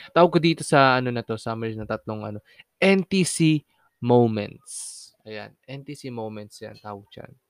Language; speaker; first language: Filipino; non-native, local second language; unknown